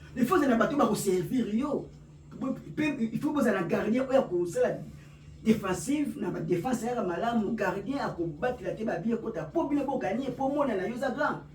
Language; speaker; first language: Lingala; native; Lingala